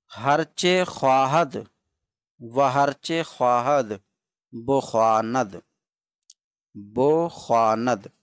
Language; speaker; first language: Persian; non-native, fluent; Urdu